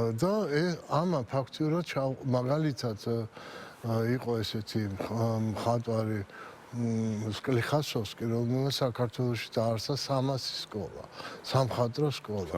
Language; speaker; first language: Georgian; native; Georgian